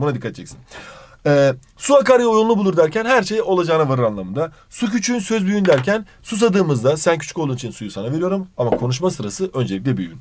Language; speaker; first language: Turkish; native; Turkish